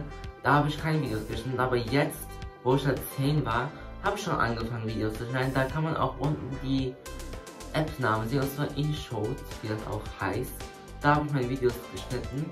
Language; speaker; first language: German; early bilingual, other home language; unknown